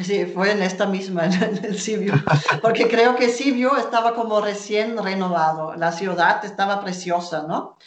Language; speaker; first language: Spanish; non-native, fluent; German